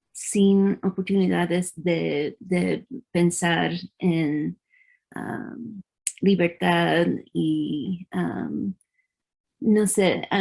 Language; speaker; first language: Spanish; early bilingual, heritage; English